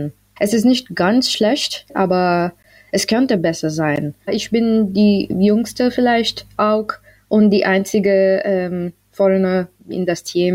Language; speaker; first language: German; non-native, learner; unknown